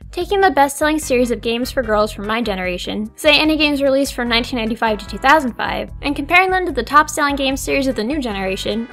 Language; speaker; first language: English; native; English